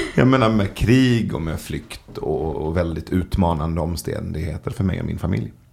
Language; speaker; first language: Swedish; early bilingual, other home language; Persian